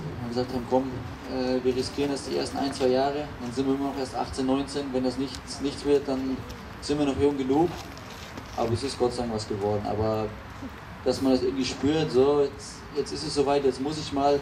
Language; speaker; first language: German; native; German